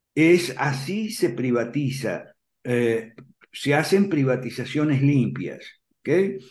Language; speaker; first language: Spanish; native; Spanish